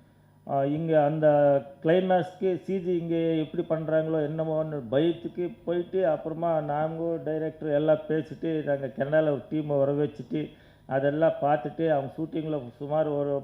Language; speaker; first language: Tamil; non-native, learner; Kannada